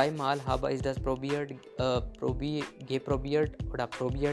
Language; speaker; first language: German; non-native, learner; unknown